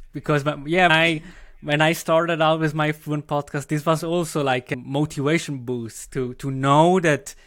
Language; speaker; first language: English; non-native, fluent; Swiss German